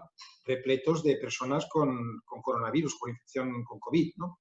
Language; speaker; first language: Spanish; native; Spanish